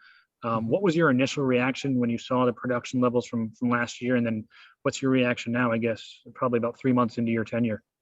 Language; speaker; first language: English; native; English